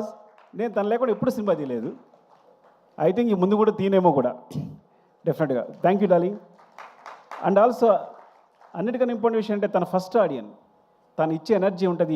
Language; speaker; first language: Telugu; native; Telugu